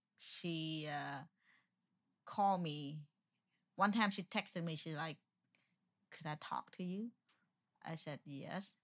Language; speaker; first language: English; non-native, fluent; Vietnamese